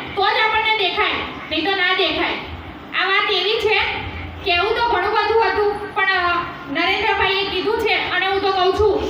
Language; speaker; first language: Gujarati; non-native, local second language; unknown